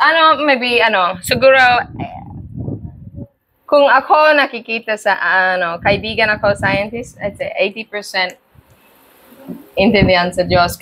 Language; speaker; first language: Filipino; non-native, learner; English